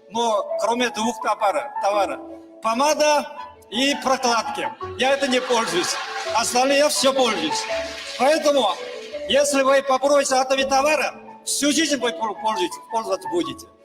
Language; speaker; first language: Russian; non-native, learner; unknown